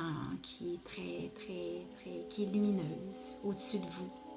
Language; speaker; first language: French; native; French